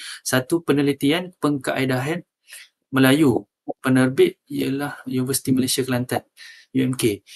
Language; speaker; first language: Malay; native; Malay